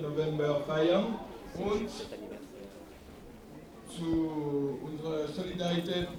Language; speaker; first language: German; non-native, learner; French